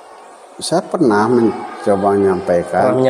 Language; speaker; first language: Indonesian; native; Indonesian